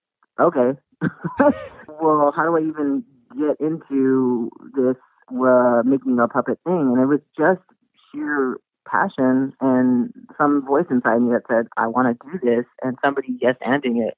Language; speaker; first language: English; native; English